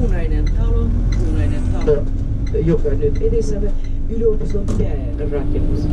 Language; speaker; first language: Finnish; non-native, fluent; Russian